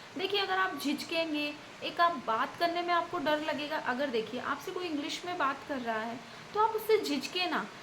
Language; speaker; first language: Hindi; native; Hindi